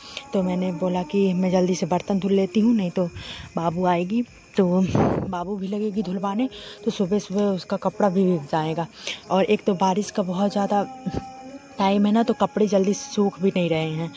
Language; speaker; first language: Hindi; native; Hindi